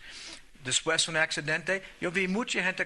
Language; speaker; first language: Spanish; non-native, learner; English